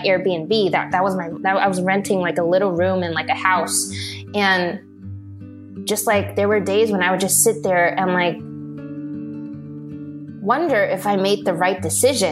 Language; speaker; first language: English; non-native, local second language; Cantonese